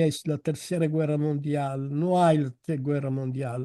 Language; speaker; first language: Spanish; non-native, fluent; Italian